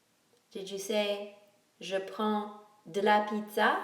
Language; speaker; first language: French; non-native, fluent; English